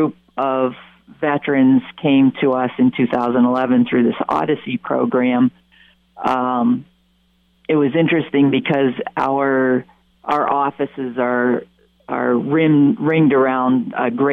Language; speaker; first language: English; native; English